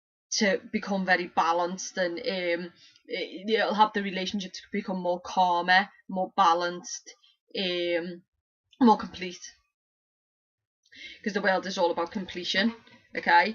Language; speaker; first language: English; native; English